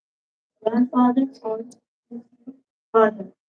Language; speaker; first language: English; non-native, learner; Arabic